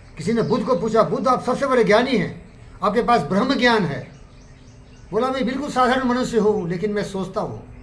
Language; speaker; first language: Hindi; native; Hindi